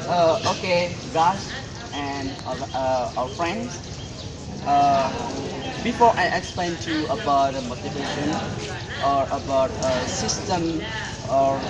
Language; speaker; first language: English; non-native, learner; Indonesian